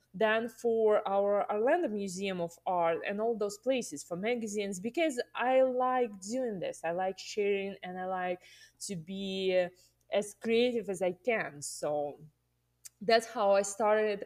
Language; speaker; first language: English; non-native, fluent; Russian